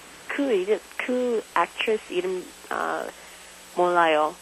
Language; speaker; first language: Korean; non-native, learner; English